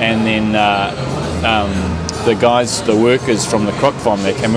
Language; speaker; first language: English; native; English